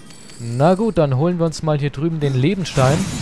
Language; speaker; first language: German; native; German